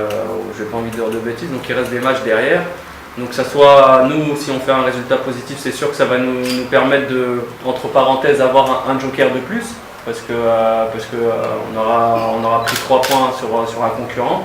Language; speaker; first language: French; native; French